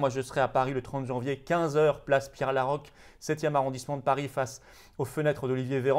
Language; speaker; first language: French; native; French